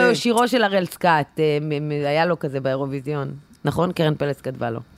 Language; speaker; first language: Hebrew; native; Hebrew